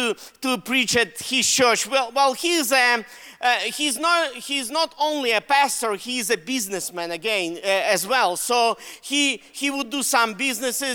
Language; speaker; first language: English; non-native, fluent; Russian